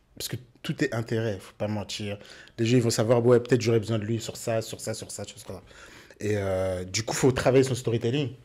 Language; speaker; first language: French; early bilingual, other home language; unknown